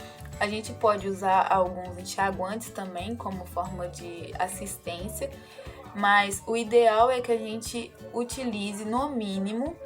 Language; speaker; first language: Portuguese; native; Portuguese